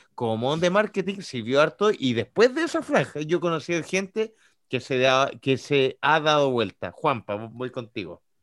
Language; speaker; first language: Spanish; native; Spanish